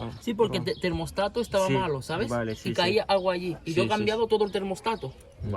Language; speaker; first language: Spanish; native; Spanish